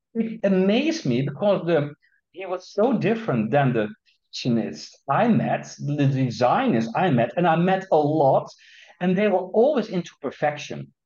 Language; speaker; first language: English; non-native, fluent; Dutch